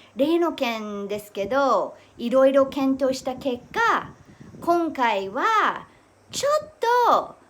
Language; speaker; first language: Japanese; non-native, fluent; English